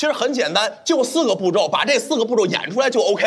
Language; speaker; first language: Chinese; native; Chinese